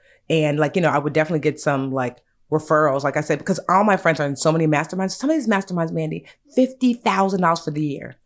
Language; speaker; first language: English; native; English